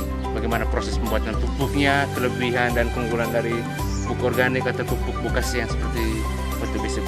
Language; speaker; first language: Indonesian; native; Indonesian